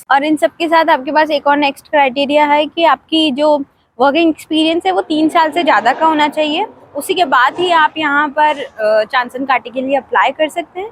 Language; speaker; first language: Hindi; native; Hindi